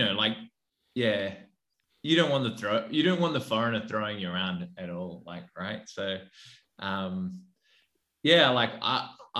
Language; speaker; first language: English; native; English